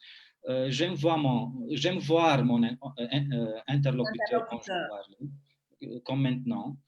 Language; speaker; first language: French; non-native, fluent; Romanian